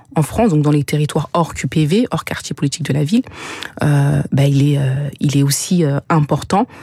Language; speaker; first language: French; native; French